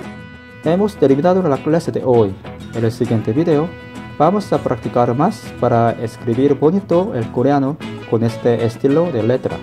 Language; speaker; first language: Spanish; non-native, learner; Korean